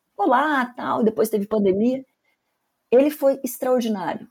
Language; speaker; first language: Portuguese; native; Portuguese